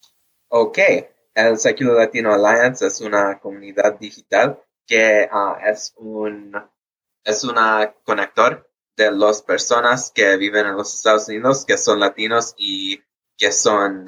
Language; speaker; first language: Spanish; early bilingual, heritage; English